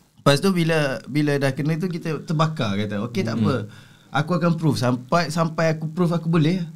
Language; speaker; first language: Malay; native; Malay